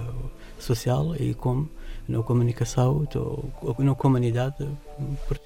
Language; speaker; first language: Portuguese; non-native, learner; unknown